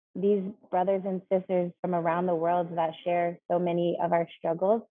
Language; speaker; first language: English; native; English